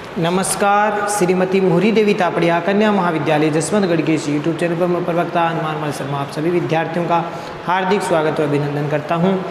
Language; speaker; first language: Hindi; native; Hindi